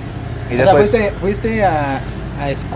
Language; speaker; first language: Spanish; native; Spanish